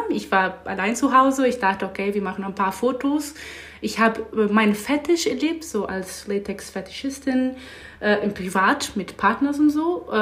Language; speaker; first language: German; non-native, learner; English